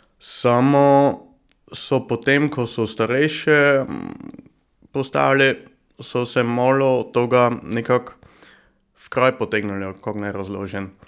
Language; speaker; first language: Slovenian; early bilingual, heritage; German